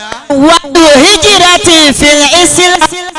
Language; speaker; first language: Arabic; non-native, fluent; Yoruba